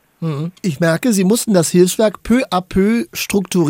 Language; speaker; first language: German; native; German